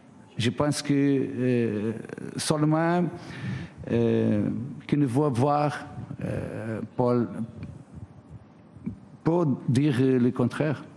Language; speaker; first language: French; non-native, learner; Portuguese